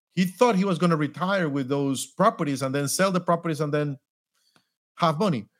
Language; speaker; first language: English; non-native, fluent; Spanish